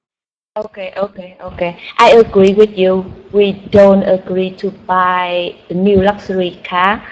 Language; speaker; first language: English; non-native, learner; Vietnamese